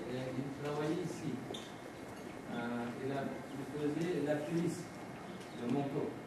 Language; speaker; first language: French; non-native, fluent; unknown